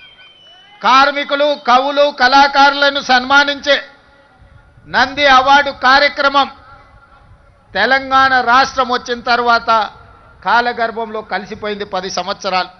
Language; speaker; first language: Telugu; native; Telugu